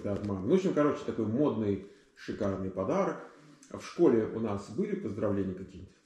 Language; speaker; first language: Russian; native; Russian